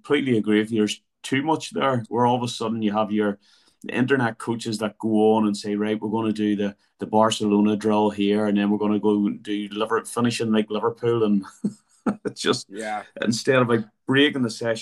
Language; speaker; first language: English; native; English